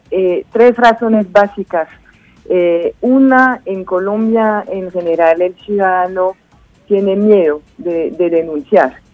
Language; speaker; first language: Spanish; non-native, fluent; French